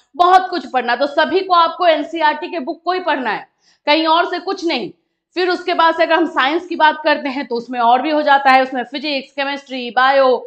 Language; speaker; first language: Hindi; native; Hindi